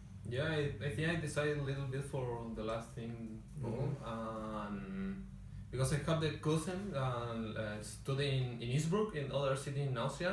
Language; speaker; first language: English; non-native, learner; Spanish